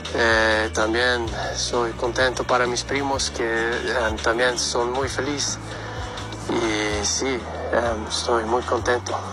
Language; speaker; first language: Spanish; early bilingual, heritage; Spanish